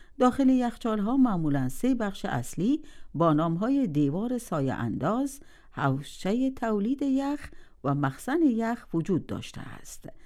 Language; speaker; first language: Persian; native; Persian